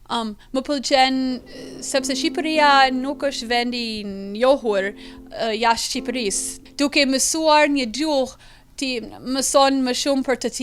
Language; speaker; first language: Albanian; non-native, fluent; English